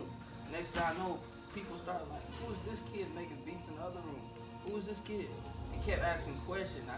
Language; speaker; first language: English; non-native, fluent; Haitian Creole